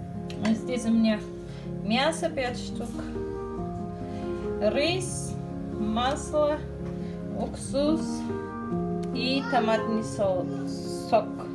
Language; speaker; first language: Russian; non-native, local second language; Tajik